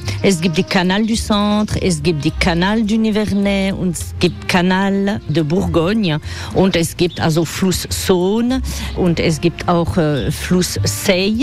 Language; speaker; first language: German; non-native, fluent; French